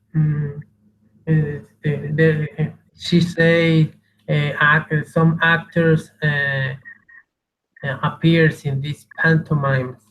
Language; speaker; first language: English; non-native, learner; Spanish